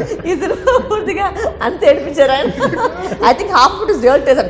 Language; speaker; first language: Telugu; non-native, fluent; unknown